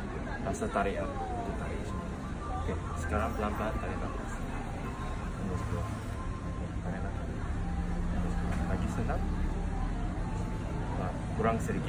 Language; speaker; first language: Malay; non-native, local second language; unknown